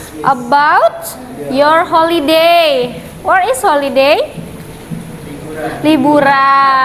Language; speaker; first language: English; non-native, learner; Indonesian